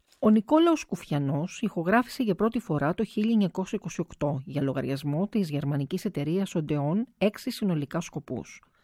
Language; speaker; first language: Greek; native; Greek